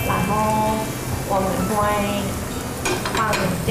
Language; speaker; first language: Chinese; non-native, learner; Thai